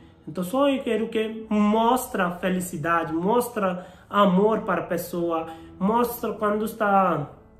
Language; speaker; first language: Portuguese; non-native, learner; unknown